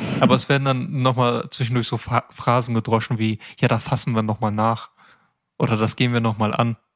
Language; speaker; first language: German; native; German